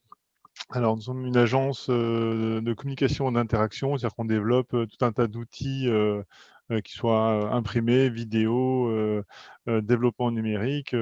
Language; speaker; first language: French; native; French